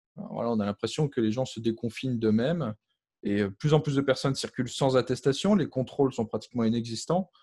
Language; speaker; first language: French; native; French